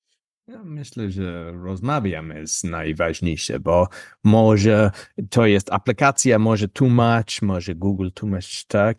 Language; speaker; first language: Polish; non-native, learner; English